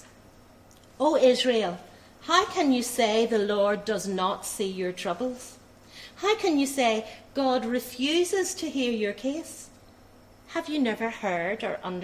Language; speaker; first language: English; native; English